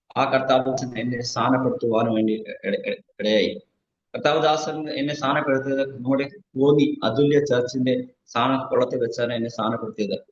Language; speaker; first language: Malayalam; non-native, fluent; Nepali